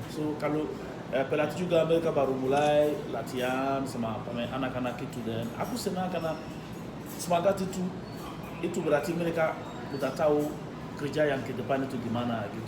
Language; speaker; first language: Indonesian; non-native, fluent; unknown